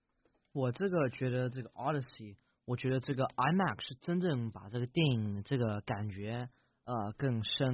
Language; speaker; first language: Chinese; early bilingual, heritage; English